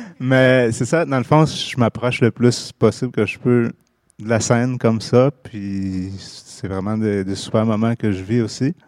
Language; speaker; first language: French; native; French